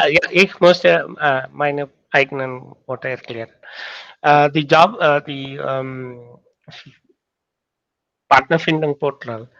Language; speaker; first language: German; non-native, learner; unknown